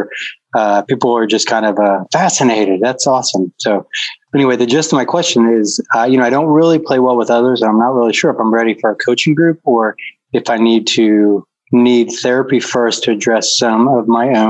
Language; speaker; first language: English; native; English